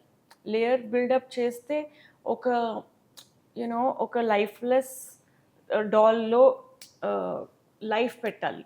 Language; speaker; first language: Telugu; non-native, local second language; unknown